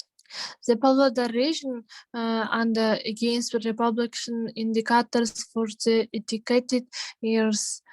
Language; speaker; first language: English; non-native, learner; Kazakh